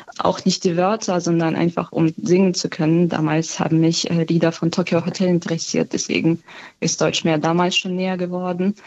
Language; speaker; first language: German; non-native, fluent; Ukrainian